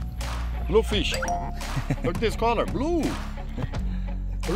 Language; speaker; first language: English; non-native, learner; Portuguese